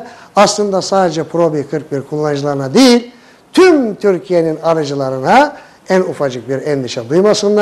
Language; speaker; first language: Turkish; native; Turkish